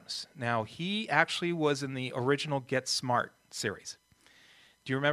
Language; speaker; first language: English; early bilingual, other home language; Italian